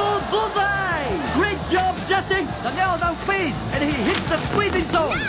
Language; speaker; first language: English; non-native, fluent; Japanese